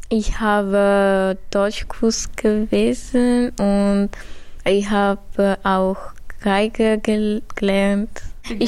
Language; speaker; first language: German; early bilingual, other home language; Armenian